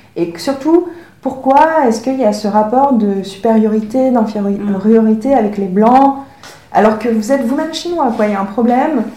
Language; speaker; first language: French; early bilingual, other home language; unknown